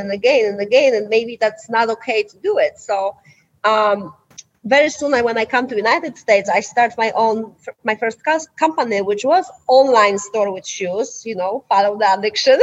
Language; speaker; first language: English; non-native, fluent; Polish